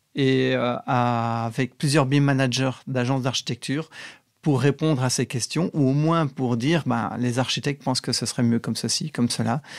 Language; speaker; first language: French; native; French